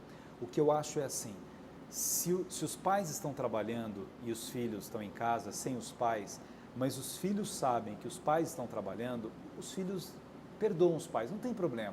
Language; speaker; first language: Portuguese; native; Portuguese